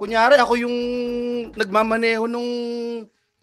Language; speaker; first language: Filipino; native; Filipino